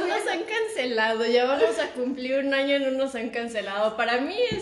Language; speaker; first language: Spanish; native; Spanish